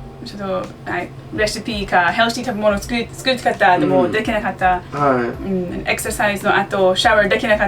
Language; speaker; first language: Japanese; non-native, learner; English